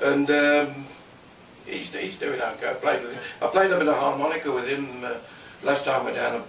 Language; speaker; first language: English; native; English